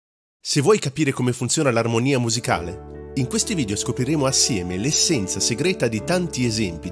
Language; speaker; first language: Italian; native; Italian